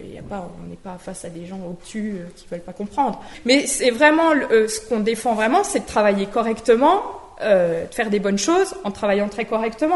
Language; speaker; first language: French; native; French